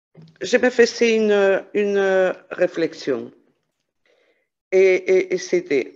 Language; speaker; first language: French; non-native, fluent; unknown